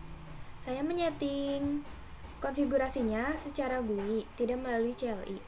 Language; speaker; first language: Indonesian; native; Indonesian